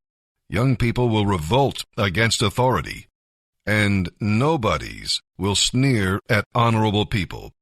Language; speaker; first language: English; native; English